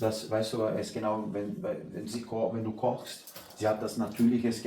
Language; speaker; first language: German; non-native, learner; Portuguese